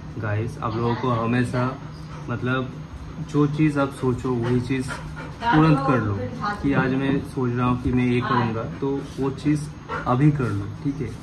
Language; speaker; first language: Hindi; non-native, local second language; Bangla